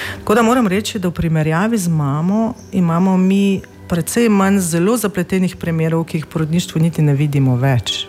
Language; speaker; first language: Slovenian; non-native, fluent; Russian